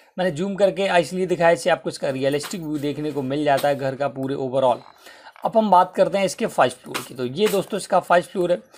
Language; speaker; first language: Hindi; native; Hindi